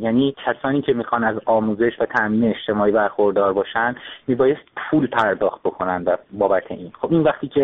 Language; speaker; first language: Persian; native; Persian